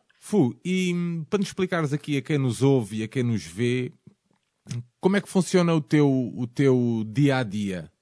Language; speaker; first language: Portuguese; native; Portuguese